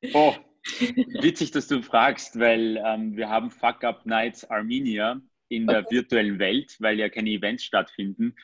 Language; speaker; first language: German; early bilingual, other home language; Armenian